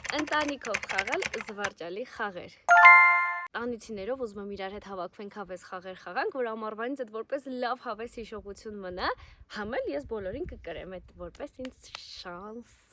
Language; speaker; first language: Armenian; native; Armenian